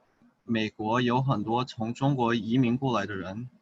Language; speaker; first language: Chinese; early bilingual, heritage; English